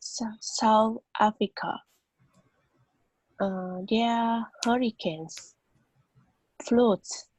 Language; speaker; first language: English; non-native, learner; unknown